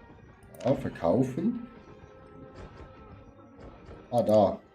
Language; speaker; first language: German; native; German